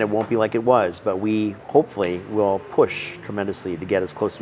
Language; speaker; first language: English; native; English